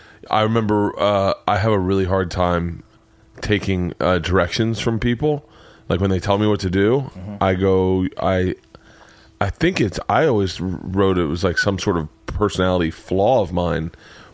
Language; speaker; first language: English; native; English